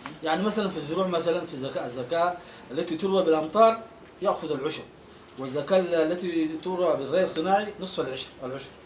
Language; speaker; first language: Arabic; native; Arabic